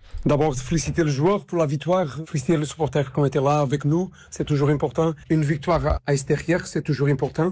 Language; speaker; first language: French; non-native, fluent; Portuguese